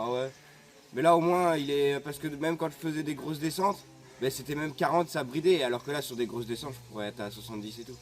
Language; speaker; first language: French; native; French